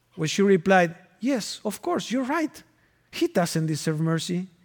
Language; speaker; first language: English; non-native, fluent; Spanish